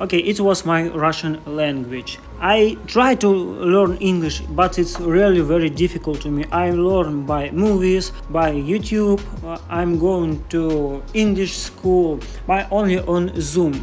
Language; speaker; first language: English; non-native, learner; Russian